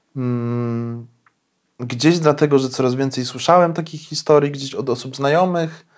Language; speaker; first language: Polish; native; Polish